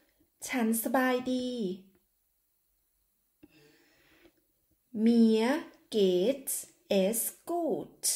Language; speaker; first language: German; non-native, fluent; Thai